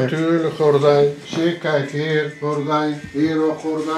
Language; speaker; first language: Dutch; non-native, learner; Turkish